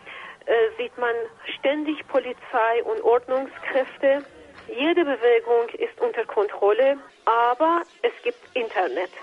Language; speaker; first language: German; non-native, fluent; Persian